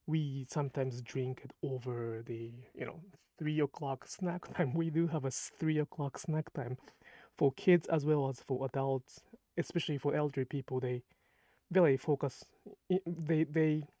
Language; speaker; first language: English; non-native, fluent; Japanese